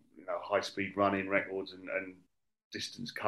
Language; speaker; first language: English; native; English